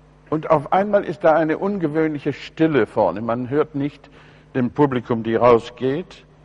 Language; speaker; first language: German; non-native, fluent; English